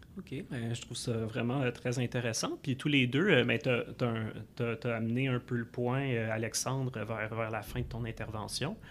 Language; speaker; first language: French; native; French